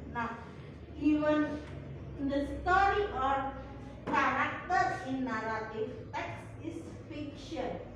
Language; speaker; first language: English; non-native, learner; Indonesian